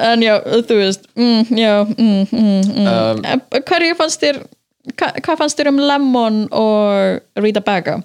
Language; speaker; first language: Icelandic; non-native, fluent; English